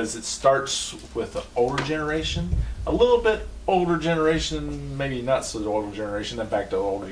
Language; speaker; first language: English; native; English